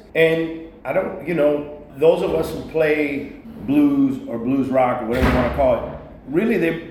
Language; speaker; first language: English; native; English